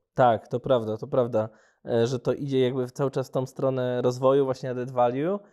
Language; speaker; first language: Polish; native; Polish